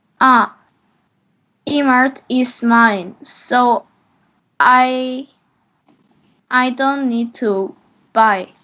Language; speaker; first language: English; non-native, learner; Korean